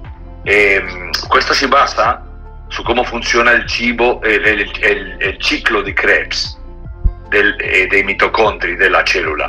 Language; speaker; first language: Italian; non-native, learner; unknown